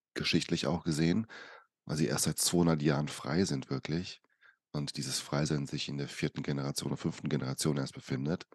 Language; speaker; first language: German; early bilingual, other home language; Portuguese